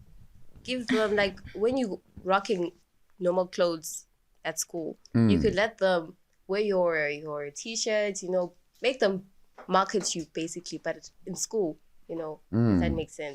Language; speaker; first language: English; non-native, local second language; Swati